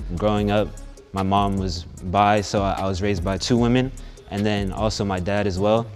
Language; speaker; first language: English; native; English